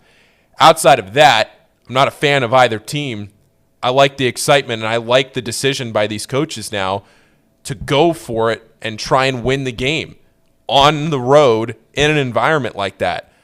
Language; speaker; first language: English; native; English